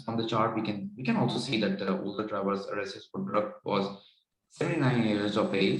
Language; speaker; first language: English; non-native, local second language; Urdu